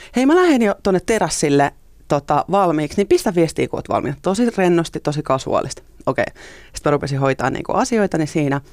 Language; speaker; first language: Finnish; native; Finnish